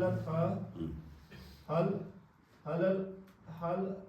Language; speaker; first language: Arabic; non-native, learner; Kashmiri